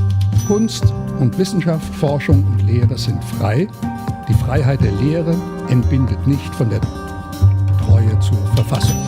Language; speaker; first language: German; native; German